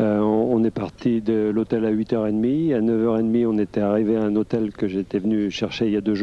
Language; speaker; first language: French; native; French